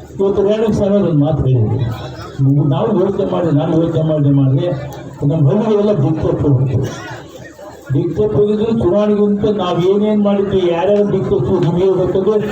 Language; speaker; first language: Kannada; native; Kannada